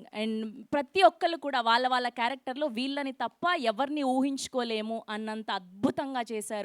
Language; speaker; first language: Telugu; native; Telugu